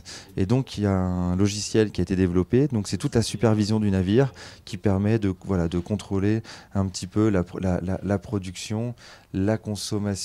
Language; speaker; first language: French; native; French